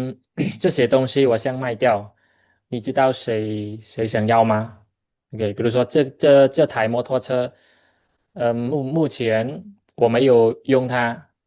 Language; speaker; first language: Chinese; non-native, fluent; Khmer